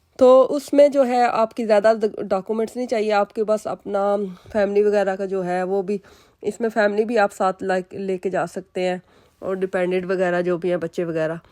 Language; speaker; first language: Urdu; native; Urdu